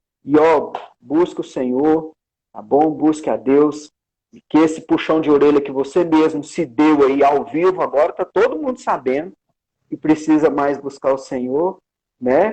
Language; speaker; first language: Portuguese; native; Portuguese